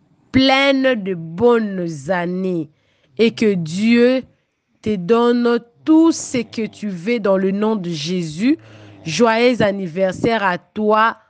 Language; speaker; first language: French; non-native, local second language; Lingala